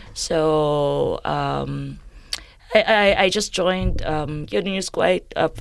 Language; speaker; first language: English; non-native, local second language; Filipino